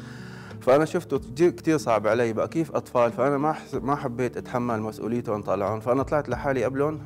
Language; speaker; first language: Arabic; native; Arabic